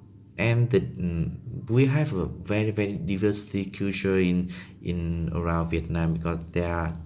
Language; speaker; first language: English; non-native, learner; Vietnamese